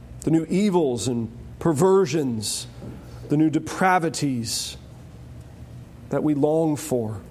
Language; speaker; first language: English; native; English